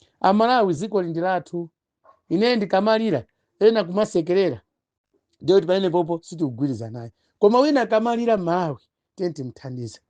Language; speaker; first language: Nyanja; non-native, local second language; Tumbuka